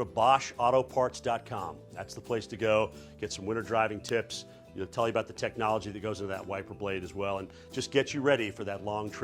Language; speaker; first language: English; native; English